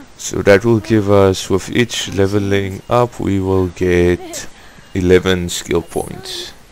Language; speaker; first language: English; non-native, fluent; Afrikaans